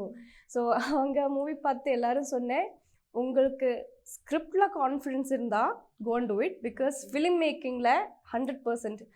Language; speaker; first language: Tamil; non-native, learner; Malayalam